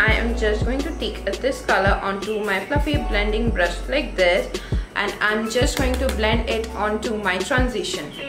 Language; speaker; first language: English; non-native, local second language; Bangla